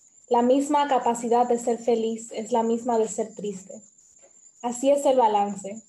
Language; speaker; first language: Spanish; early bilingual, heritage; Spanish